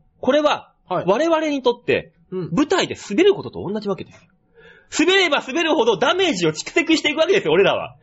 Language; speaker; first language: Japanese; native; Japanese